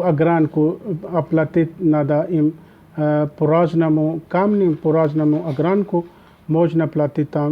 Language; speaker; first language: Russian; non-native, learner; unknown